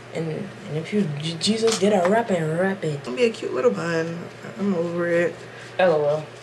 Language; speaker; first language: English; native; English